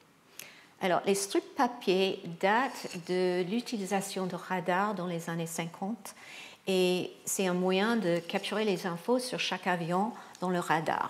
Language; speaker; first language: French; non-native, fluent; English